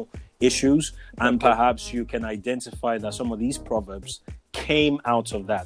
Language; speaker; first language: English; non-native, local second language; Yoruba